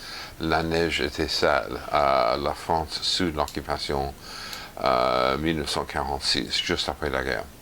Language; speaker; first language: French; non-native, fluent; English